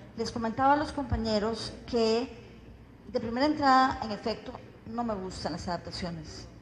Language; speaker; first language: Spanish; native; Spanish